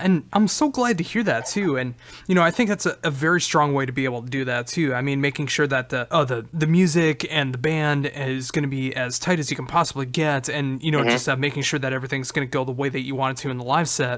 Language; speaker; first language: English; native; English